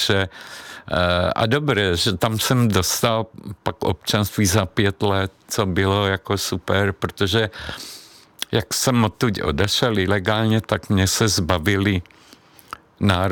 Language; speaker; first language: Czech; non-native, fluent; Hungarian